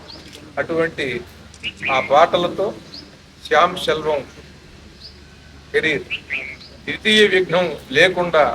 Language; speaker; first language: Telugu; native; Telugu